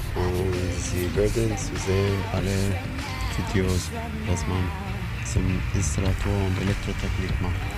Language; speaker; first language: German; non-native, learner; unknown